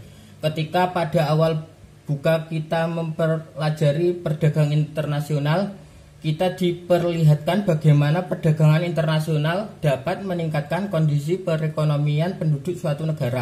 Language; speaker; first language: Indonesian; native; Indonesian